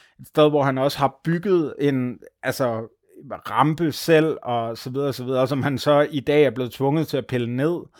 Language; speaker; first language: Danish; native; Danish